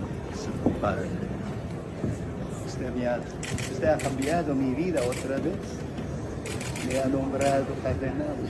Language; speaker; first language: Spanish; non-native, learner; Filipino